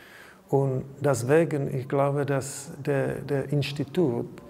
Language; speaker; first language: German; non-native, learner; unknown